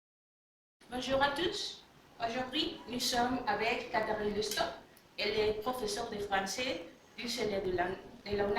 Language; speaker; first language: French; non-native, learner; Spanish